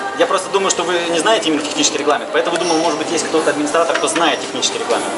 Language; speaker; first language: Russian; native; Russian